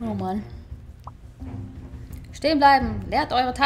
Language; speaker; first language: German; native; German